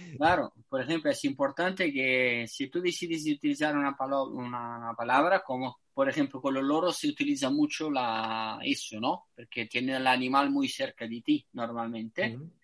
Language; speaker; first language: Spanish; non-native, fluent; Italian